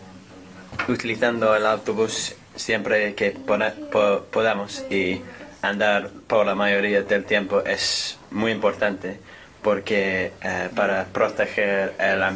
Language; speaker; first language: Spanish; non-native, learner; English